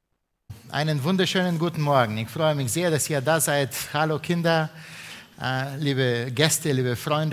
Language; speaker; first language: German; non-native, fluent; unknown